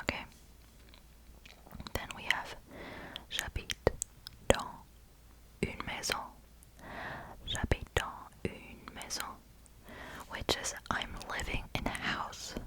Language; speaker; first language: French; non-native, learner; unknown